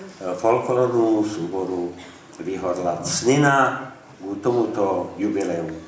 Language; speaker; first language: Slovak; non-native, local second language; Rusyn